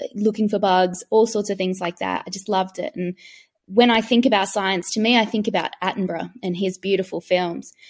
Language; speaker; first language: English; native; English